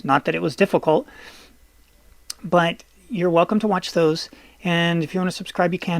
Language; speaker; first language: English; native; English